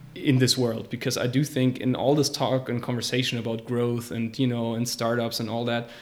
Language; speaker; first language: English; non-native, fluent; German